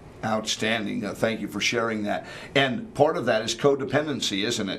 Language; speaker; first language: English; native; English